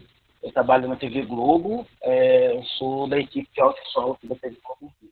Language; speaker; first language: Portuguese; native; Portuguese